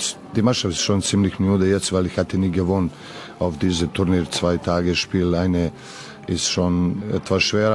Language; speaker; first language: German; non-native, learner; Serbian